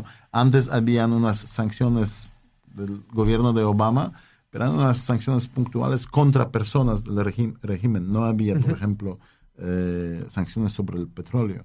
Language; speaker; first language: Spanish; non-native, fluent; Polish